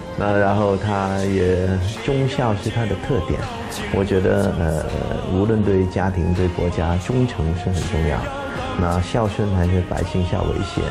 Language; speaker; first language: Chinese; non-native, local second language; Cantonese